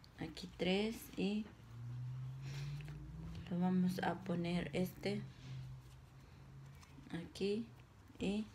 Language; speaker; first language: Spanish; non-native, local second language; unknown